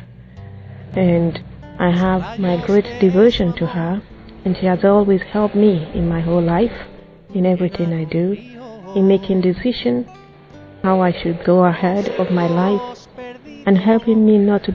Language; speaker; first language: English; non-native, local second language; Igbo